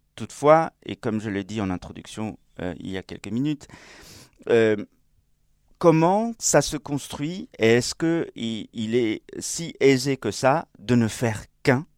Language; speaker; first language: French; non-native, fluent; Spanish